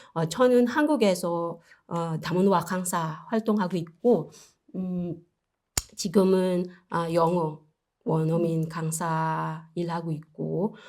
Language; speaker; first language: Korean; non-native, learner; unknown